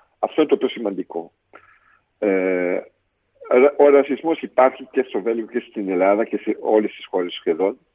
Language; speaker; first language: Greek; early bilingual, heritage; Greek